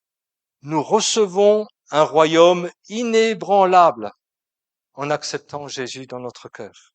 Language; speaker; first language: French; native; French